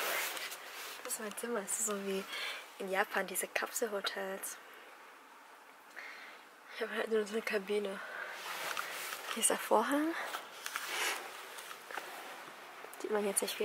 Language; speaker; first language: German; early bilingual, other home language; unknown